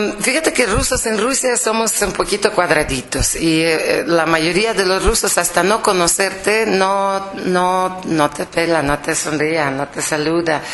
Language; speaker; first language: Spanish; non-native, fluent; Russian